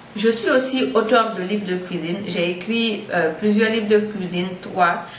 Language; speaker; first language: French; non-native, local second language; Fula